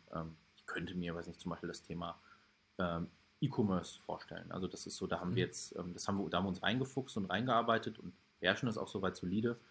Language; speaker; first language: German; native; German